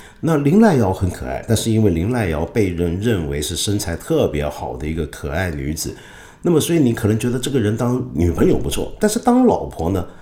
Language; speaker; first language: Chinese; non-native, local second language; Cantonese